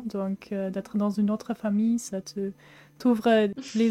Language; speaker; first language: French; non-native, fluent; German